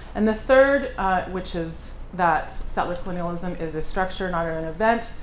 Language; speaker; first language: English; native; English